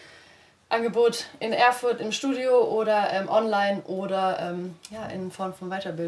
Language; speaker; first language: German; native; German